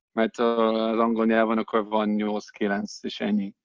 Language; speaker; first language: Hungarian; non-native, fluent; English